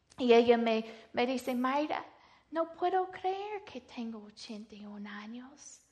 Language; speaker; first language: Spanish; non-native, fluent; English